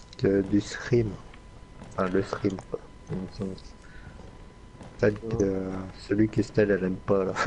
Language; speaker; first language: French; native; French